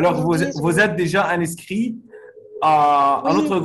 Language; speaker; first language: French; non-native, fluent; Arabic